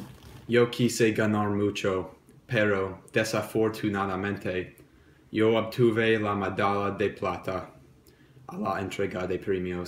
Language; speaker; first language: Spanish; non-native, learner; English